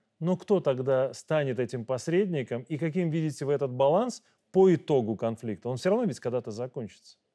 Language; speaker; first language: Russian; native; Russian